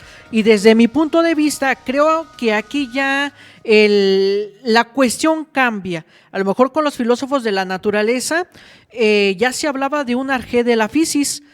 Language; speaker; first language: Spanish; native; Spanish